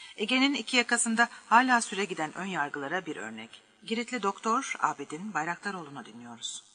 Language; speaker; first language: Turkish; native; Turkish